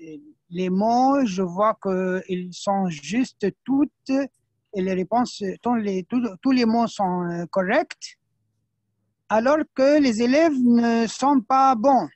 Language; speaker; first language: French; non-native, fluent; Arabic